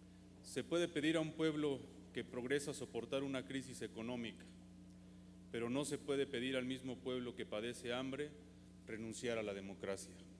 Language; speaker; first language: Spanish; native; Spanish